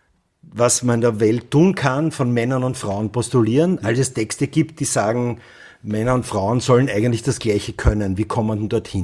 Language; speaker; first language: German; native; German